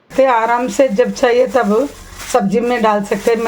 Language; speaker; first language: Hindi; non-native, local second language; Telugu